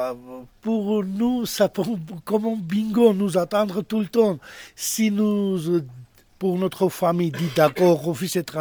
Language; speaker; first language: French; non-native, learner; Georgian